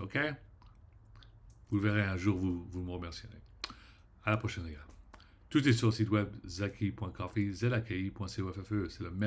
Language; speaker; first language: French; early bilingual, heritage; French